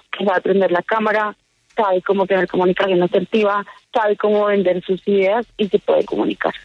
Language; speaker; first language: Spanish; native; Spanish